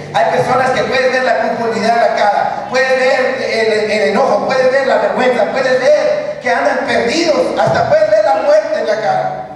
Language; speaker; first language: Spanish; early bilingual, heritage; Spanish